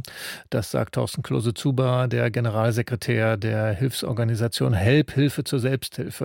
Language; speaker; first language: German; native; German